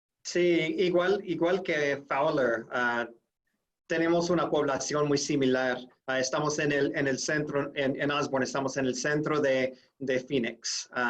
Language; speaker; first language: Spanish; non-native, fluent; English